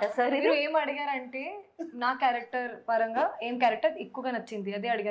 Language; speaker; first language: Telugu; non-native, fluent; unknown